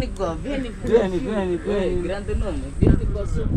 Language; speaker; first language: Italian; non-native, learner; Swahili